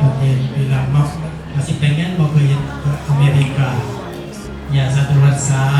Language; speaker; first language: Indonesian; non-native, learner; Thai